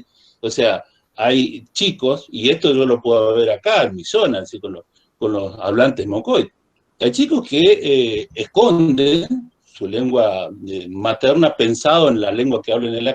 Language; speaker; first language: Spanish; native; Spanish